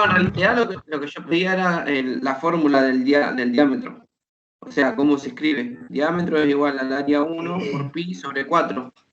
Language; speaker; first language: Spanish; native; Spanish